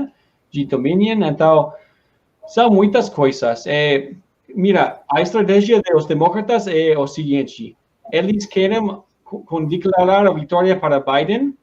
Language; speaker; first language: Portuguese; non-native, learner; Spanish